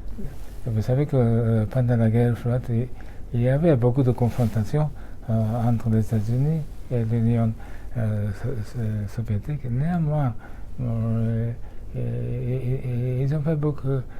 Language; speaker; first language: French; non-native, fluent; Japanese